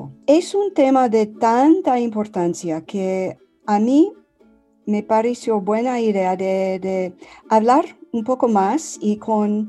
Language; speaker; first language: Spanish; non-native, fluent; English